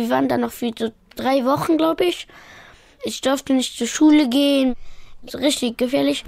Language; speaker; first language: German; early bilingual, other home language; Pashto